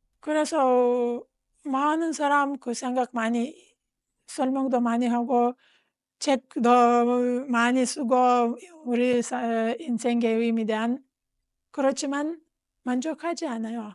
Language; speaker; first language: Korean; non-native, fluent; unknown